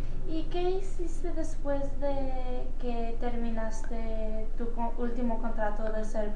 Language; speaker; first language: Spanish; early bilingual, heritage; Spanish